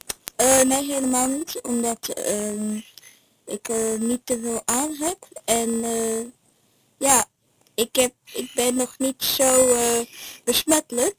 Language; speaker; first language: Dutch; early bilingual, heritage; Dutch